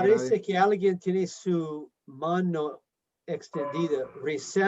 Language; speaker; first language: Spanish; non-native, fluent; English